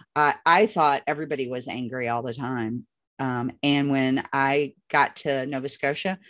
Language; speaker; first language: English; native; English